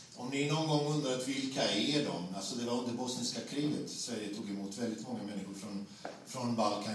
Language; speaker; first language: Swedish; non-native, fluent; Bosnian